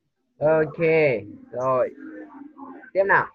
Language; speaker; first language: Vietnamese; native; Vietnamese